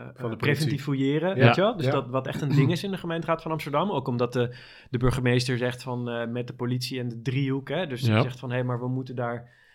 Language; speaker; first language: Dutch; native; Dutch